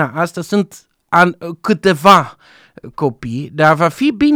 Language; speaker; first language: Romanian; non-native, fluent; Dutch